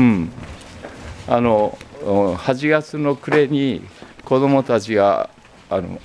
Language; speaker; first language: Japanese; native; Japanese